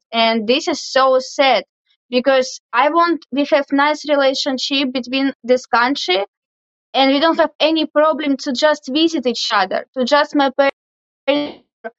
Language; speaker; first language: English; non-native, learner; Russian